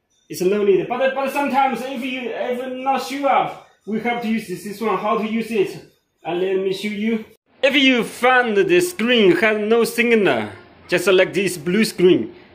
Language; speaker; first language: English; non-native, learner; Chinese